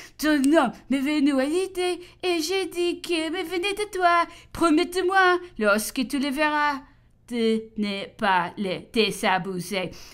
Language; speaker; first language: French; non-native, fluent; English